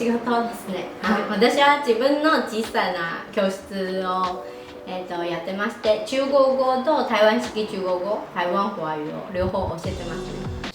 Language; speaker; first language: Japanese; non-native, fluent; Chinese